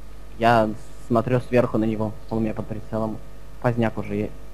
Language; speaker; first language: Russian; native; Russian